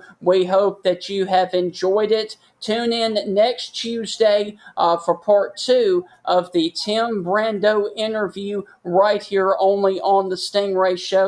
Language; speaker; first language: English; native; English